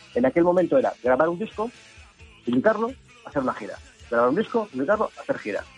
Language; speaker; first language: Spanish; native; Spanish